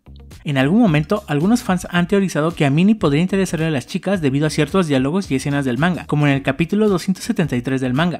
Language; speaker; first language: Spanish; native; Spanish